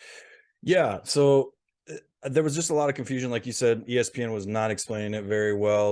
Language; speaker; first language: English; native; English